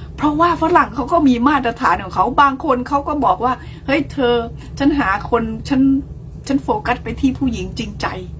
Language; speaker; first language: Thai; native; Thai